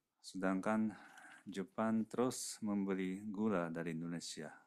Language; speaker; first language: Indonesian; non-native, fluent; Japanese